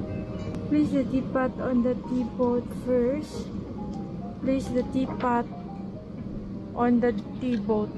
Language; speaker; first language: English; non-native, local second language; Filipino